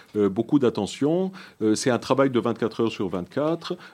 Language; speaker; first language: French; early bilingual, other home language; Hebrew